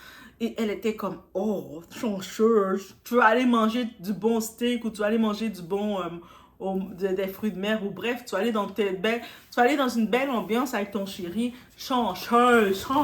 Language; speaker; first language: French; native; French